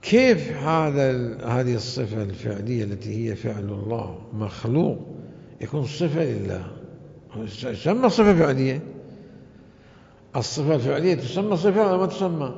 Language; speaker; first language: Arabic; native; Arabic